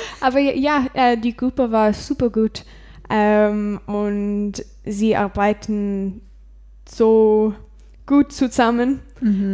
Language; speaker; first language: German; non-native, learner; English